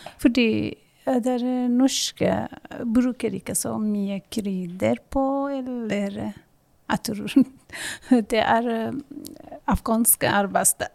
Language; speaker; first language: Norwegian; non-native, learner; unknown